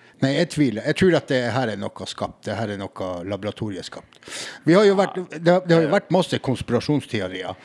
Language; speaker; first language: Norwegian; native; Norwegian